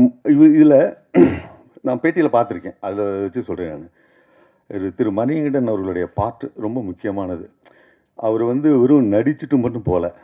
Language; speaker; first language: Tamil; native; Tamil